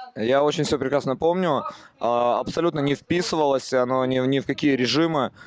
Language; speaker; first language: Russian; native; Russian